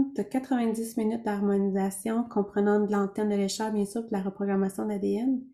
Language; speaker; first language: French; native; French